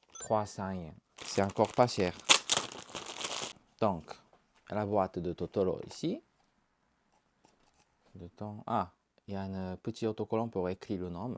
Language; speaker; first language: French; non-native, learner; Japanese